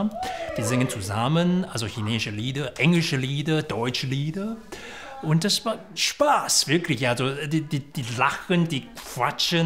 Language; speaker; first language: German; non-native, fluent; Chinese